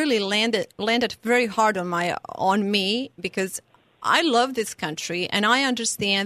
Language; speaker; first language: English; non-native, fluent; Serbian